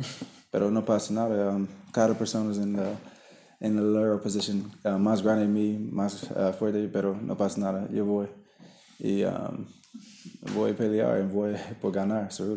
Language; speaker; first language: Spanish; non-native, learner; English